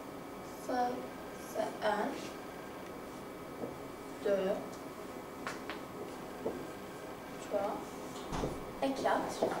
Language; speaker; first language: French; non-native, learner; Turkish